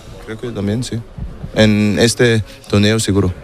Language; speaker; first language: Spanish; non-native, learner; German